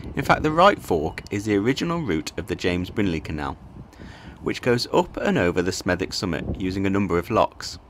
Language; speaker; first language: English; native; English